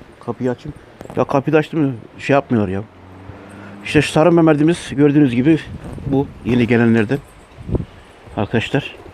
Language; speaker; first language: Turkish; native; Turkish